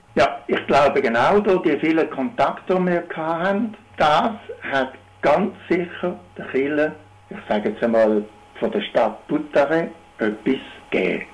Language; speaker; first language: German; native; German